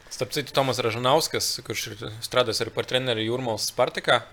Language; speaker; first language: Latvian; early bilingual, other home language; Lithuanian